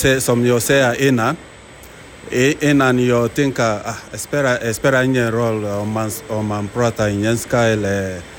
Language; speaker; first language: Swedish; non-native, learner; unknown